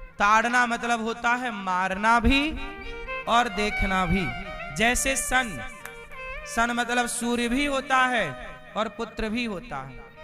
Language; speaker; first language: Hindi; native; Hindi